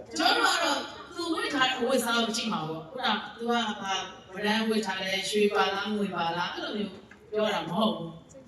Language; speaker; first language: Burmese; native; Burmese